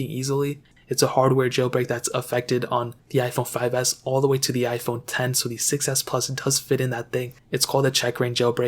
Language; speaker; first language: English; native; English